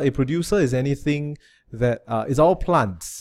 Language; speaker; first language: English; native; English